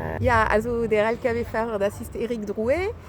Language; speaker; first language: German; non-native, fluent; French